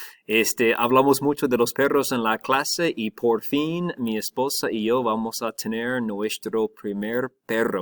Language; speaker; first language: Spanish; non-native, fluent; English